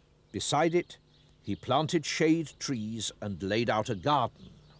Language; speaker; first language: English; native; English